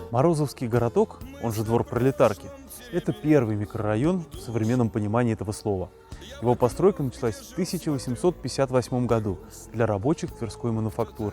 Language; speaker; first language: Russian; native; Russian